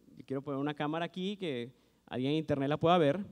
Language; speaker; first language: Spanish; native; Spanish